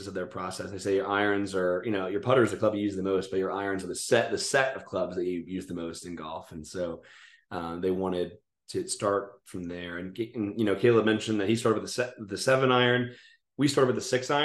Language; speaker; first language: English; native; English